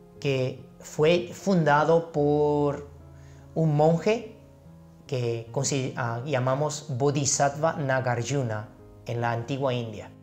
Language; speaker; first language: Spanish; non-native, fluent; Chinese